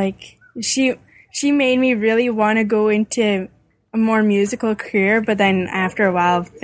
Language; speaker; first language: English; native; English